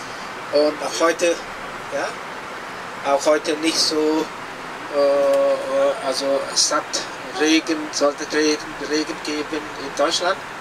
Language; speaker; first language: German; non-native, fluent; Vietnamese